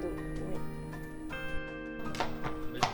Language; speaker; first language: French; native; French